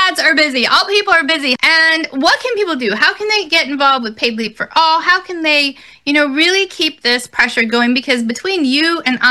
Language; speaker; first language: English; native; English